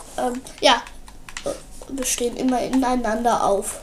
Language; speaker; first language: German; native; German